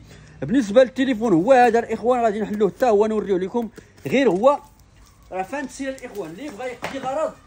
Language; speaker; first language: Arabic; native; Arabic